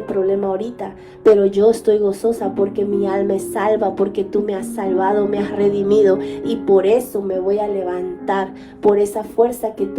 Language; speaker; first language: Spanish; native; Spanish